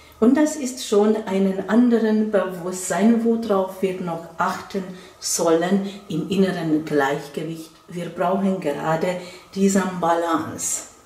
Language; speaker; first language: German; non-native, fluent; Hungarian